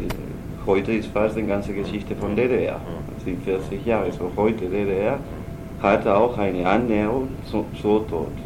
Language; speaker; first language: German; non-native, learner; Spanish